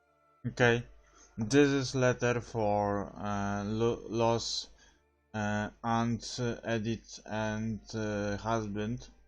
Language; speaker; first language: English; non-native, learner; Polish